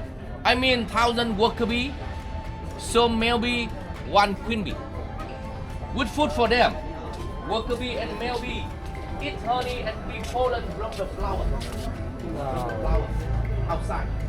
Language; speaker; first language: English; non-native, learner; Vietnamese